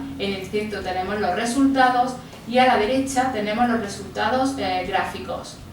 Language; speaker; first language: Spanish; native; Spanish